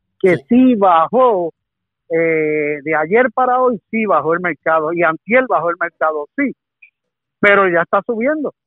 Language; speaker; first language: Spanish; native; Spanish